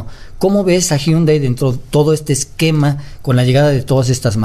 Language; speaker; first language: Spanish; native; Spanish